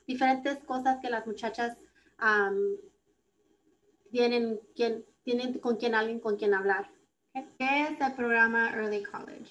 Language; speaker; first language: Spanish; early bilingual, heritage; Spanish